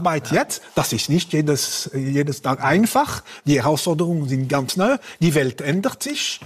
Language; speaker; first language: German; non-native, local second language; French